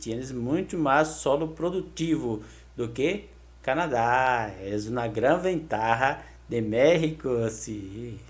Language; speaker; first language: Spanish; non-native, learner; Portuguese